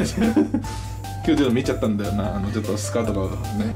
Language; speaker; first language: Japanese; native; Japanese